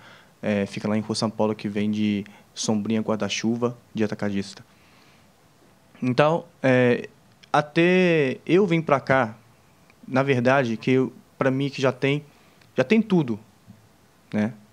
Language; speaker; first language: Portuguese; non-native, fluent; Chinese